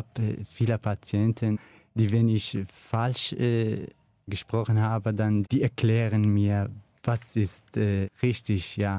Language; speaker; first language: German; non-native, learner; Kurdish